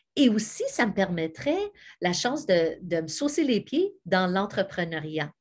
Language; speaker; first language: French; native; French